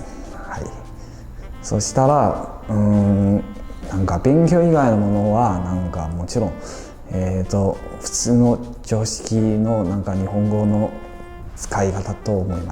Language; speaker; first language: Japanese; non-native, fluent; Chinese